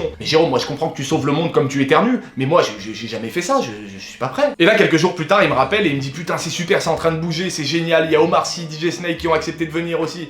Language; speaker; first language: French; native; French